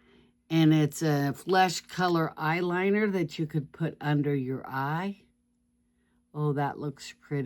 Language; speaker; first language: English; native; English